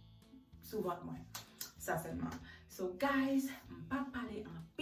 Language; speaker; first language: French; non-native, learner; Haitian Creole